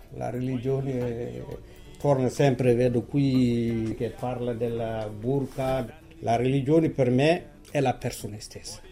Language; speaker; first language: Italian; non-native, fluent; Wolof